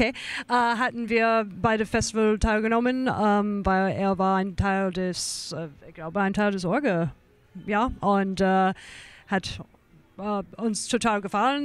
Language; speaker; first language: German; non-native, fluent; English